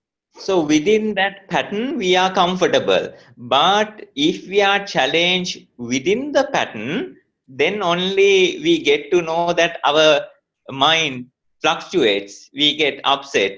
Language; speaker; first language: English; non-native, local second language; Sinhala